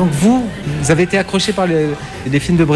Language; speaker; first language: French; native; French